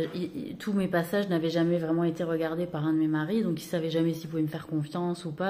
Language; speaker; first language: French; native; French